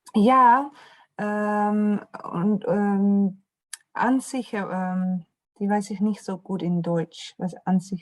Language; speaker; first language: German; non-native, learner; Dutch